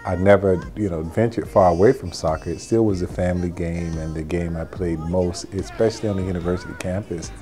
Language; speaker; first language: English; native; English